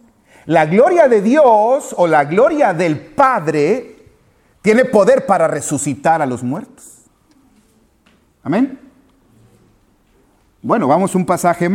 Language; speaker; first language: Spanish; native; Spanish